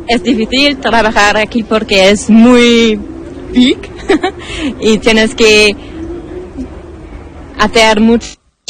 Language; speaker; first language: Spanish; non-native, learner; German